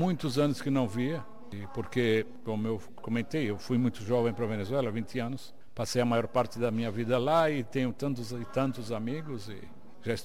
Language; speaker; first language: Portuguese; native; Portuguese